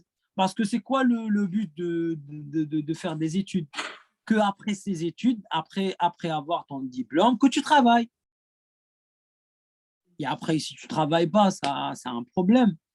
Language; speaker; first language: French; non-native, fluent; Arabic